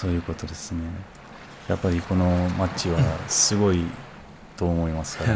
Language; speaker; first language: Japanese; non-native, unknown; German